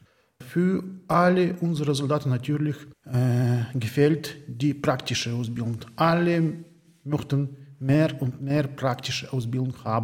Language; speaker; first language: German; non-native, learner; Ukrainian